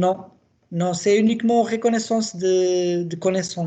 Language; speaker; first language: French; non-native, learner; Portuguese